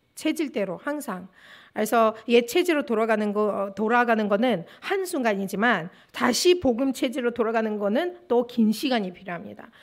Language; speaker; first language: Korean; non-native, fluent; Russian